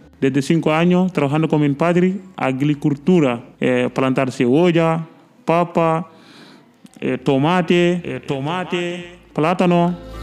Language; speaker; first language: Spanish; non-native, learner; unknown